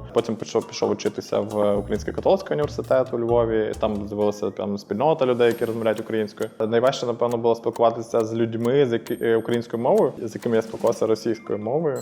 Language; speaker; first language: Ukrainian; non-native, local second language; Russian